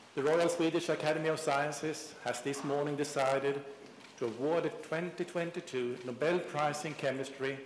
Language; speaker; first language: English; non-native, fluent; Swedish